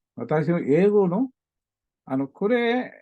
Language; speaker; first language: Japanese; non-native, learner; Malayalam